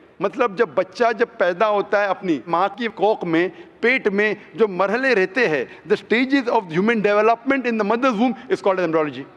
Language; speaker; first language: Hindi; non-native, local second language; Konkani